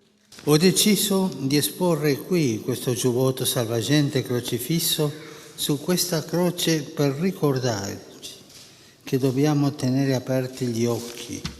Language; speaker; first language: Italian; non-native, fluent; Spanish